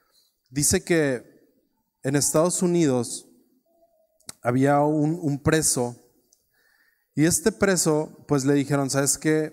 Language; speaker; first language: Spanish; native; Spanish